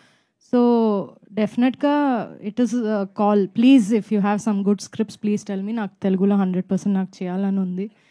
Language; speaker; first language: Telugu; non-native, fluent; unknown